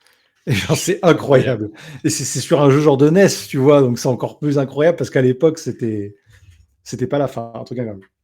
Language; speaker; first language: French; native; French